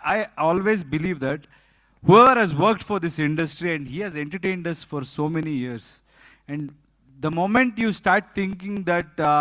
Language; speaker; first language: English; non-native, local second language; Kannada